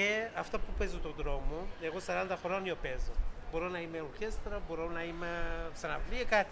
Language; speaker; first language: Greek; non-native, learner; Persian